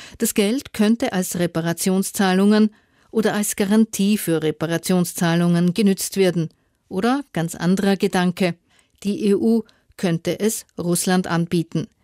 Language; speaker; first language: German; native; German